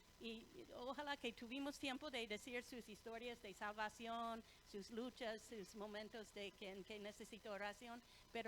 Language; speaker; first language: Spanish; non-native, fluent; English